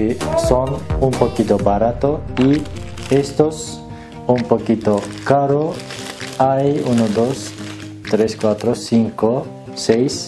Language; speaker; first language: Spanish; non-native, learner; Turkish